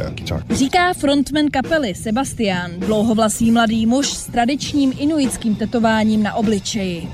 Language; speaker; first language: Czech; native; Czech